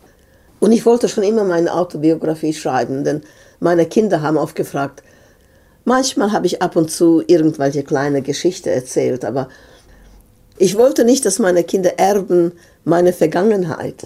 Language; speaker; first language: German; non-native, fluent; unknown